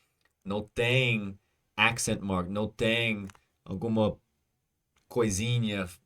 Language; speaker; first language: Portuguese; non-native, learner; English